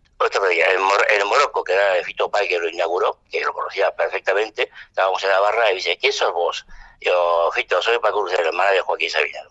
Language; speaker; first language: Spanish; non-native, fluent; French